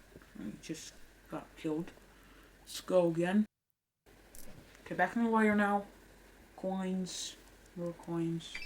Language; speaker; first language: English; native; English